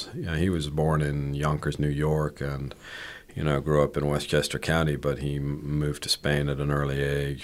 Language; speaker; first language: English; native; English